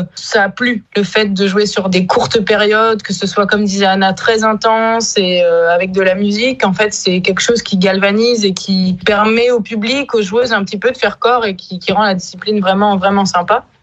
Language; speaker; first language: French; native; French